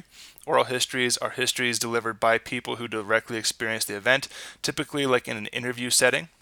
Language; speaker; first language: English; native; English